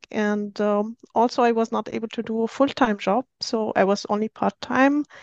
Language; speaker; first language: English; non-native, fluent; Arabic